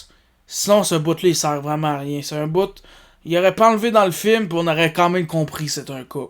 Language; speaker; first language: French; native; French